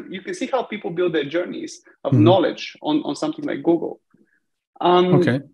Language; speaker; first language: English; non-native, fluent; Bulgarian